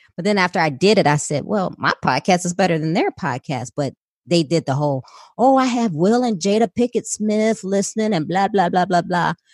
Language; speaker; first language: English; native; English